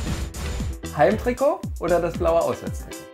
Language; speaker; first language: German; native; German